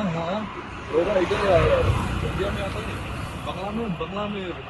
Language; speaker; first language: Hindi; non-native, local second language; Khasi